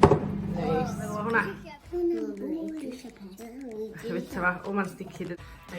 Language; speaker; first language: Welsh; native; Welsh